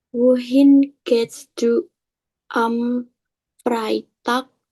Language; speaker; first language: German; non-native, learner; Indonesian